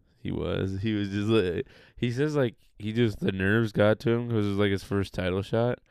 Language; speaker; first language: English; native; English